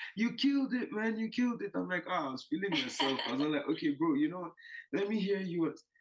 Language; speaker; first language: English; non-native, local second language; Yoruba